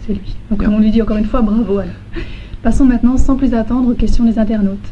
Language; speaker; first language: French; native; French